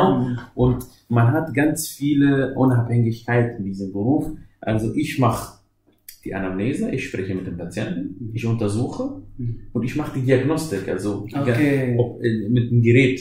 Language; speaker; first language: German; non-native, fluent; Arabic